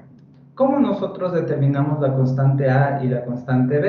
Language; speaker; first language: Spanish; native; Spanish